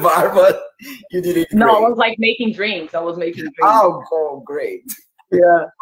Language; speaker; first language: English; non-native, learner; Portuguese